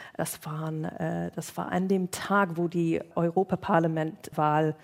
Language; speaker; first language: German; non-native, fluent; English